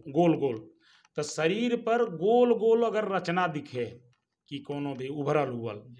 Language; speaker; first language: Hindi; native; Hindi